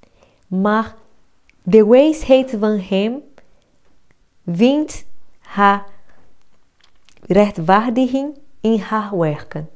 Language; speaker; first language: Dutch; non-native, fluent; Portuguese